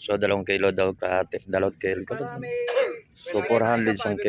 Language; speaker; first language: Filipino; native; Filipino